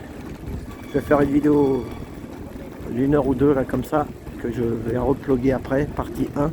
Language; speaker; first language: French; native; French